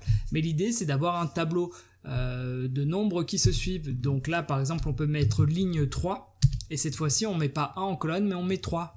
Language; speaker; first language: French; native; French